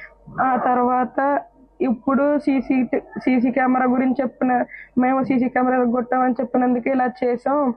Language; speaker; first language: Telugu; native; Telugu